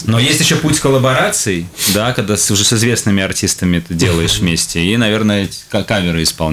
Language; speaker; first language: Russian; native; Russian